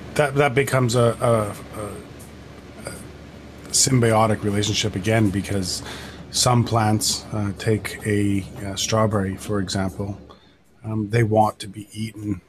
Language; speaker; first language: English; native; English